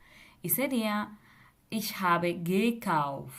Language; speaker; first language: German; non-native, fluent; Spanish